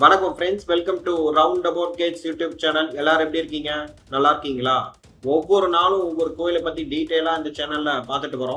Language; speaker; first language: Tamil; native; Tamil